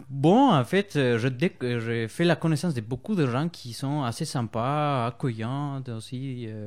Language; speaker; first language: French; non-native, fluent; Spanish